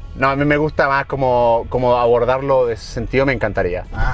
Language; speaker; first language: Spanish; native; Spanish